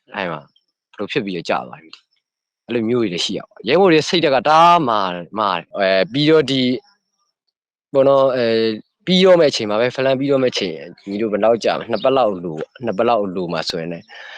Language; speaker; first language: Burmese; native; Burmese